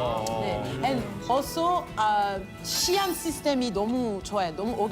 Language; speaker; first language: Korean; non-native, learner; French